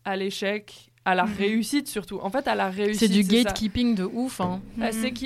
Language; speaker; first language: French; native; French